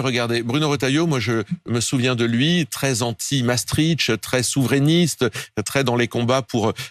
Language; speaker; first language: French; native; French